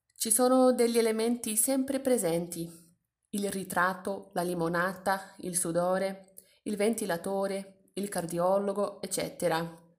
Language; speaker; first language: Italian; non-native, fluent; Portuguese